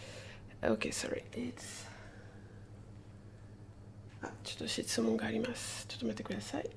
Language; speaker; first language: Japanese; non-native, fluent; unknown